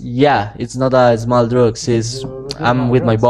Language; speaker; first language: English; non-native, learner; Spanish